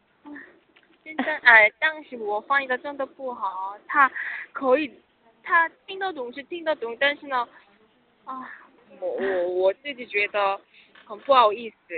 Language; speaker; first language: Chinese; non-native, learner; Korean